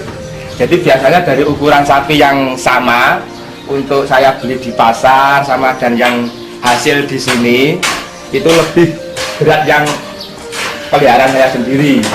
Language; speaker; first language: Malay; non-native, local second language; Javanese